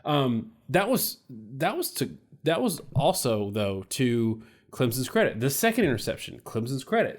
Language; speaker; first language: English; native; English